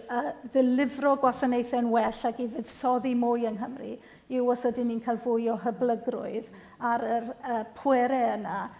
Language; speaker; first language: Welsh; native; Welsh